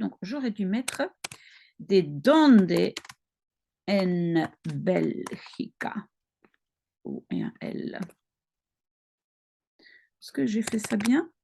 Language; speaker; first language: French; non-native, local second language; Dutch